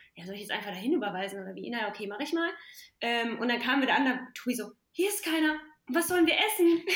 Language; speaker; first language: German; native; German